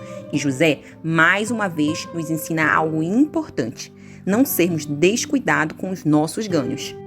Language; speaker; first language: Portuguese; native; Portuguese